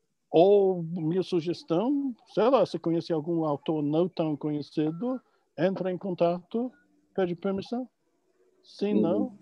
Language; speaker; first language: Portuguese; non-native, fluent; English